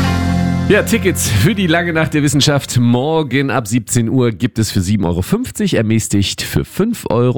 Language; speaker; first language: German; native; German